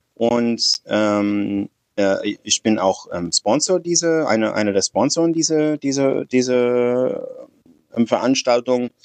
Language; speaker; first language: German; non-native, fluent; English